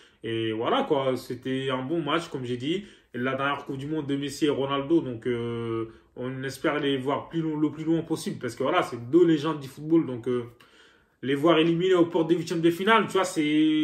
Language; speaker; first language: French; native; French